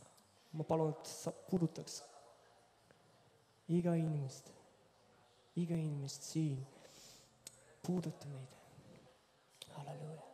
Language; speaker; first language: Estonian; non-native, local second language; Russian